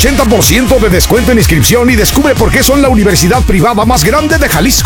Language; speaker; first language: Spanish; native; Spanish